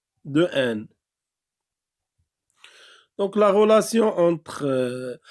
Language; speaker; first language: French; non-native, local second language; Arabic